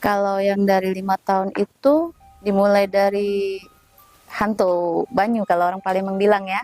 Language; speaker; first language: Indonesian; native; Indonesian